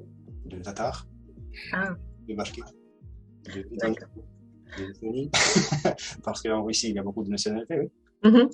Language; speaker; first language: French; non-native, learner; Russian